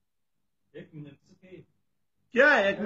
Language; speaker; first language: Hindi; non-native, learner; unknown